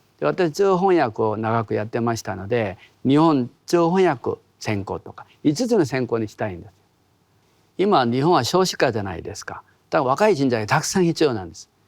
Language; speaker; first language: Japanese; non-native, fluent; Korean